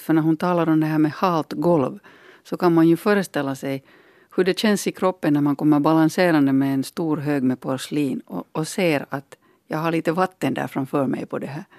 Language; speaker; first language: Swedish; native; Swedish